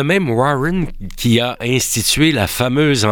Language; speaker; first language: French; native; French